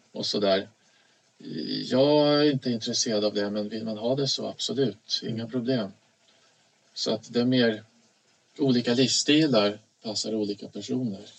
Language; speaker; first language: Swedish; native; Swedish